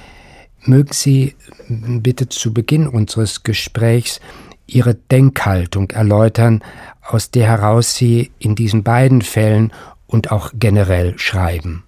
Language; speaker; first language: German; native; German